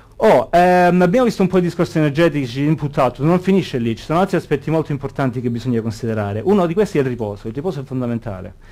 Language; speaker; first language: Italian; native; Italian